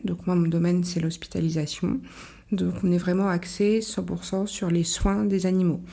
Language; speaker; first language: French; native; French